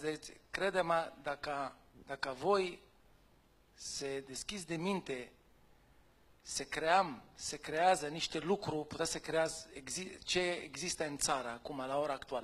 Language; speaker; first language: Romanian; non-native, fluent; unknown